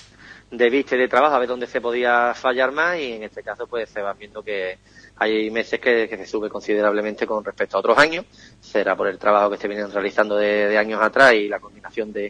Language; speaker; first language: Spanish; native; Spanish